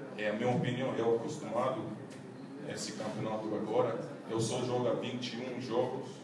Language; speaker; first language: Portuguese; non-native, learner; English